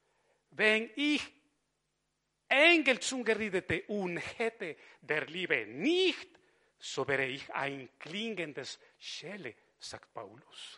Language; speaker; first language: German; non-native, fluent; Spanish